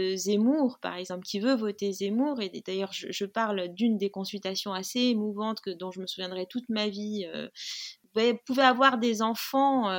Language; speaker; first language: French; non-native, local second language; Arabic